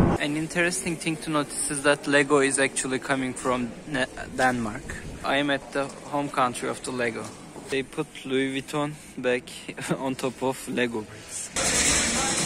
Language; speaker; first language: English; non-native, fluent; Turkish